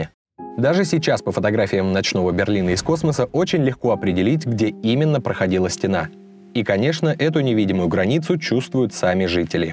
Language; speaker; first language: Russian; native; Russian